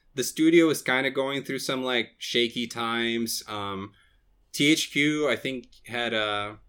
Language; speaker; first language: English; non-native, fluent; Portuguese